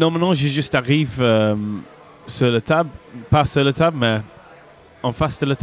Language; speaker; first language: French; non-native, learner; English